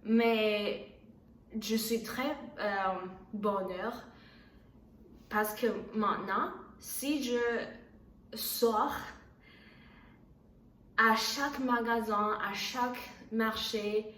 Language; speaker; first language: French; non-native, learner; Chinese